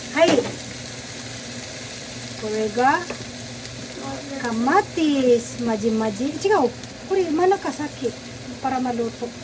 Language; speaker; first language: Japanese; non-native, learner; Cebuano